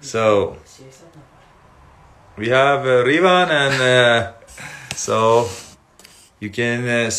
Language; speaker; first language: English; non-native, learner; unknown